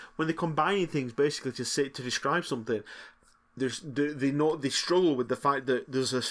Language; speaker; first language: English; native; English